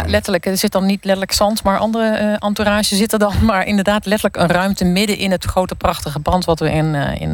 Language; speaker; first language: Dutch; native; Dutch